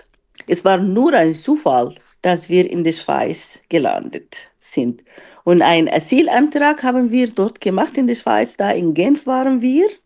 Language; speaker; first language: German; non-native, fluent; Arabic